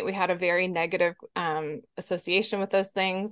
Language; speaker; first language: English; native; English